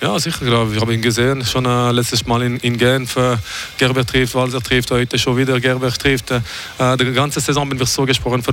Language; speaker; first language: German; non-native, fluent; French